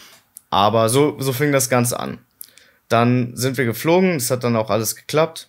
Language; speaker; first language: German; native; German